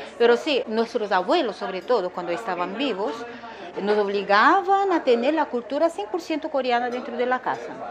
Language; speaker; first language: Spanish; non-native, fluent; Korean